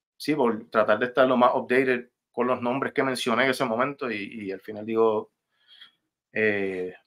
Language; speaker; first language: Spanish; native; Spanish